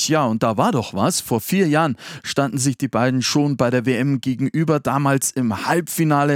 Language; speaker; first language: German; native; German